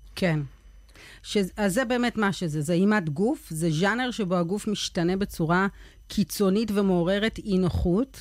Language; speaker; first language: Hebrew; native; Hebrew